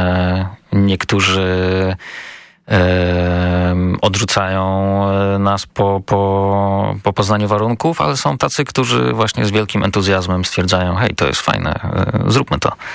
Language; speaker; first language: Polish; native; Polish